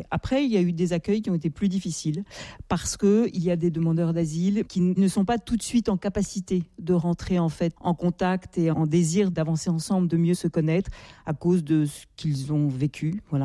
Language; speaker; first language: French; native; French